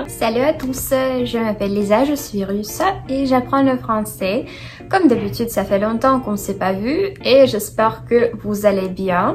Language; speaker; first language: French; non-native, fluent; Russian